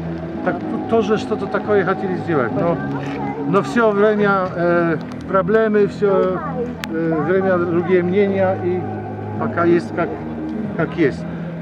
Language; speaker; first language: Russian; non-native, learner; Polish